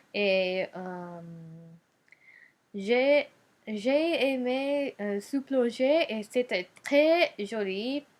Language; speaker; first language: French; non-native, learner; Japanese